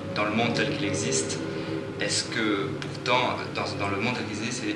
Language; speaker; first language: French; native; French